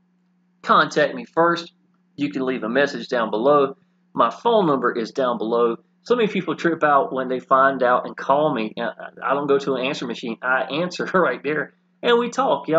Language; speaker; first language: English; native; English